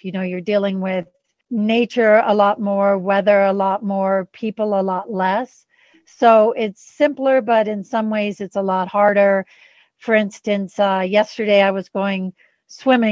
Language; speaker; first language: English; native; English